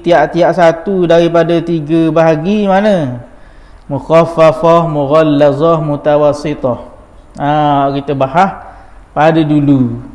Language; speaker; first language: Malay; native; Malay